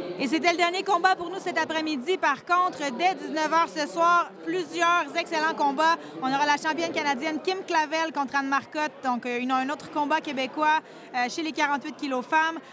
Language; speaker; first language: French; native; French